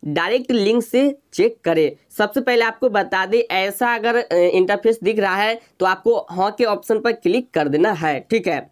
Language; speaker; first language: Hindi; native; Hindi